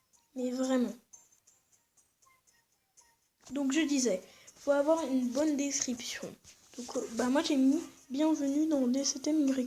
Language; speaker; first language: French; native; French